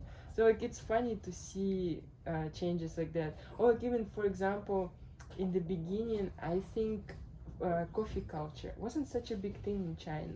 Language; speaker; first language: English; non-native, fluent; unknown